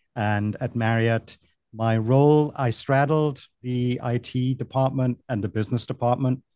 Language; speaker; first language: English; native; English